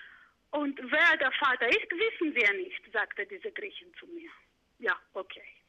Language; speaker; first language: German; non-native, fluent; Greek